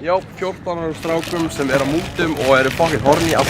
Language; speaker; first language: Icelandic; native; Icelandic